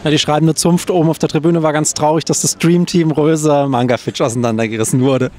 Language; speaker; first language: German; native; German